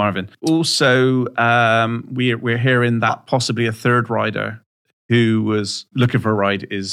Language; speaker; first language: English; native; English